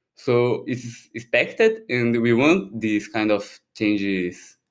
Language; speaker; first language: English; non-native, fluent; Portuguese